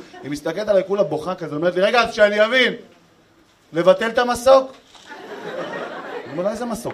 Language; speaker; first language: Hebrew; native; Hebrew